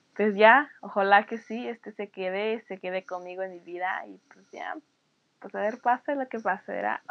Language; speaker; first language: Spanish; early bilingual, heritage; Spanish